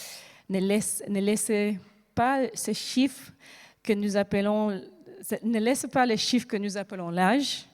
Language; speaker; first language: French; non-native, learner; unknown